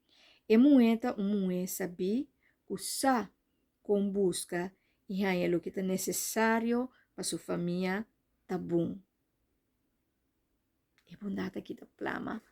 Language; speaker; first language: Portuguese; non-native, learner; Papiamento